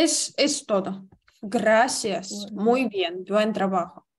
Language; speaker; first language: Spanish; non-native, fluent; Ukrainian